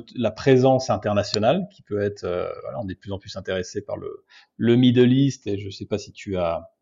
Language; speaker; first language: French; native; French